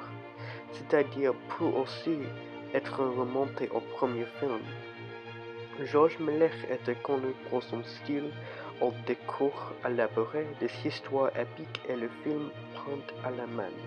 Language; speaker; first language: French; non-native, learner; English